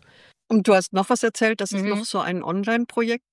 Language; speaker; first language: German; native; German